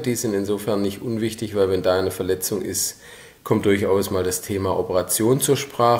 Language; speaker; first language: German; native; German